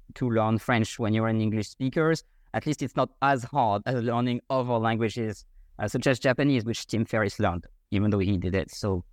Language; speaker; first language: English; non-native, fluent; French